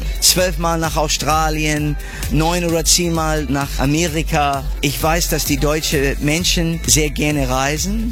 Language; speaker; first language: German; non-native, fluent; English